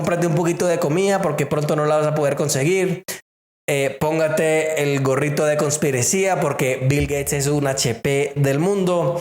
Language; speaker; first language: Spanish; native; Spanish